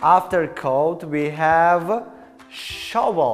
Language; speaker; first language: English; non-native, learner; Tajik